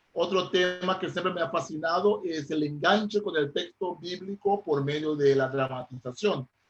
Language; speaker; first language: Spanish; non-native, fluent; Papiamento